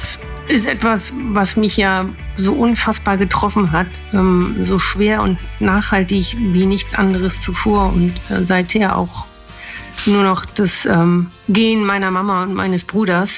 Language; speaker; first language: German; native; German